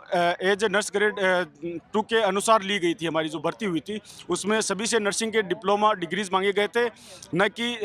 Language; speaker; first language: Hindi; native; Hindi